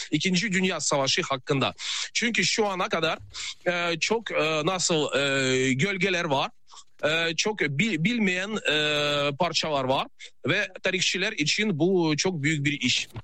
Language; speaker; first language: Turkish; non-native, fluent; Russian